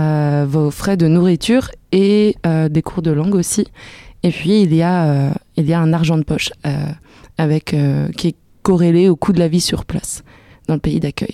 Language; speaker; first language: French; native; French